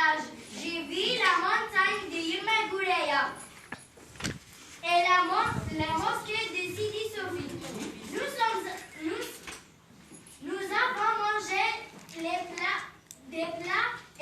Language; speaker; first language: French; non-native, learner; Arabic